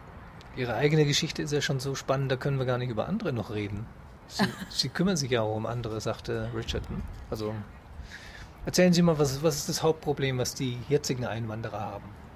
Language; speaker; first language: German; native; German